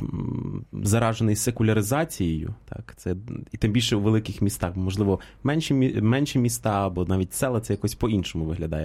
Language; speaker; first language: Ukrainian; native; Ukrainian